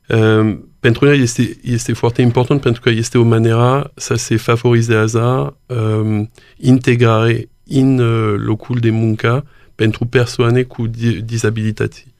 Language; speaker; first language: Romanian; non-native, learner; French